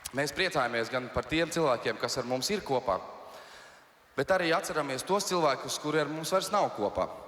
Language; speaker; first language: Latvian; native; Latvian